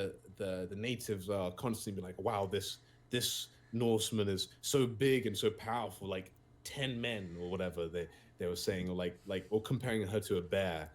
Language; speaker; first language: English; native; English